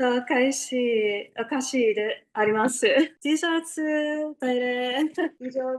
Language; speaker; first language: Japanese; non-native, learner; English